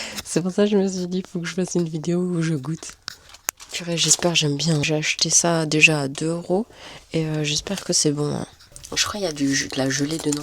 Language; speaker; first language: French; native; French